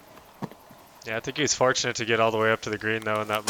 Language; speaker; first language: English; native; English